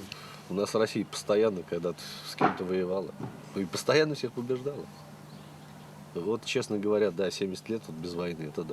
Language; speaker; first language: Russian; native; Russian